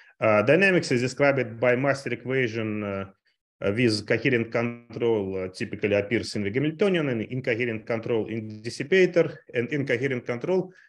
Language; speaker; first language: English; non-native, fluent; Russian